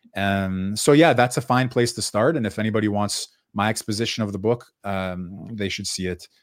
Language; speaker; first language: English; native; English